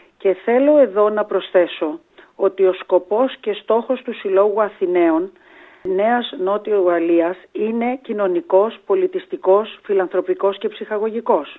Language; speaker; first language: Greek; native; Greek